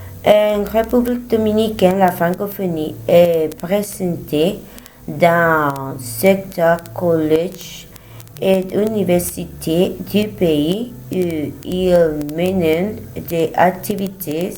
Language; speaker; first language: French; non-native, learner; Spanish